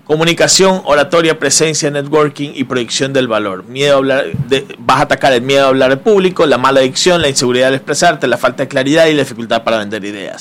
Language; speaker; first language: Spanish; native; Spanish